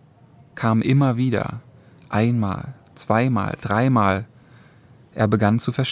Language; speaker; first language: German; native; German